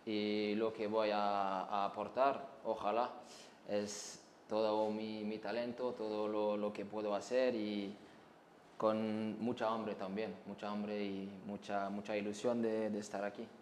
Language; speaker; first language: Spanish; non-native, learner; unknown